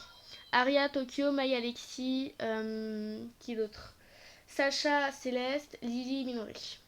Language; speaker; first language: French; native; French